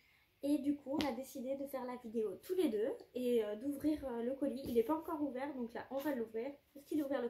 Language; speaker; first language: French; native; French